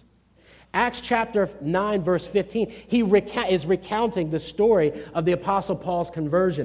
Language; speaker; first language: English; native; English